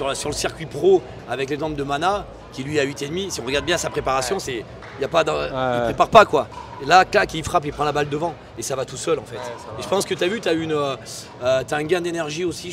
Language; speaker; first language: French; native; French